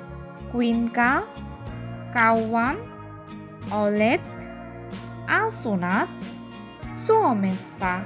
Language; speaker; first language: Finnish; non-native, learner; Bangla